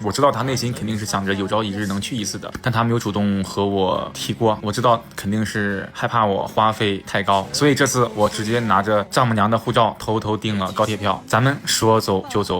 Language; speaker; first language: Chinese; native; Chinese